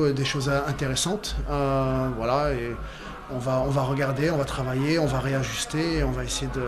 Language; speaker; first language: French; native; French